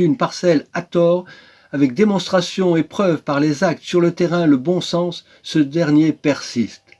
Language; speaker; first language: French; native; French